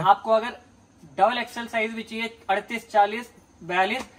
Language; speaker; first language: Hindi; native; Hindi